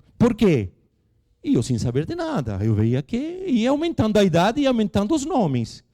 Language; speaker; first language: Portuguese; non-native, fluent; Spanish